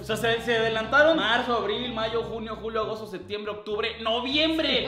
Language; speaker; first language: Spanish; native; Spanish